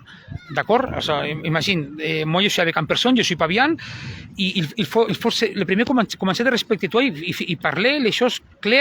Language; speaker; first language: French; non-native, learner; Spanish